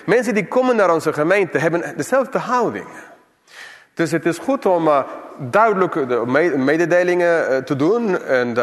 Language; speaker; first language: Dutch; non-native, fluent; English